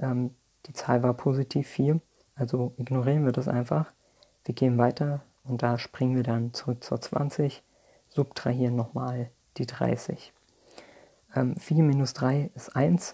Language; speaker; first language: German; native; German